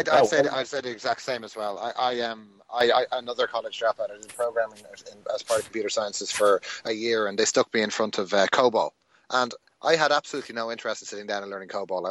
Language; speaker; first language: English; native; English